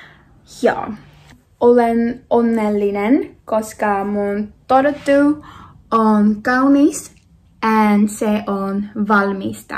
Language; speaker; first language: Finnish; non-native, learner; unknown